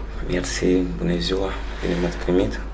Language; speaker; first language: Romanian; non-native, fluent; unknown